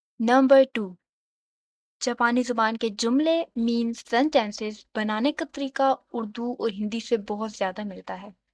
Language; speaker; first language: Urdu; native; Urdu